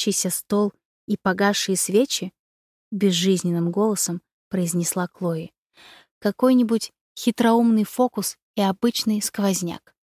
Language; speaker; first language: Russian; native; Russian